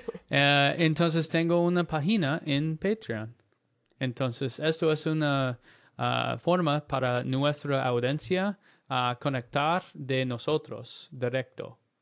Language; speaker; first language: Spanish; non-native, learner; English